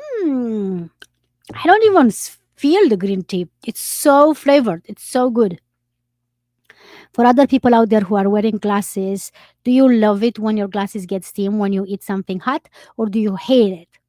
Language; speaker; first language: English; non-native, fluent; Romanian